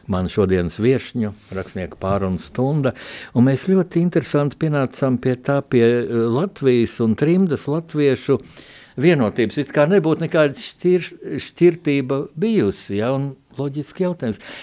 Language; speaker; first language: Latvian; native; Latvian